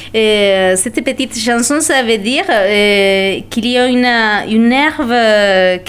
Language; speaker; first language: French; non-native, fluent; Spanish